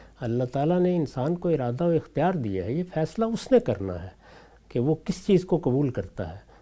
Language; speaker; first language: Urdu; non-native, local second language; Punjabi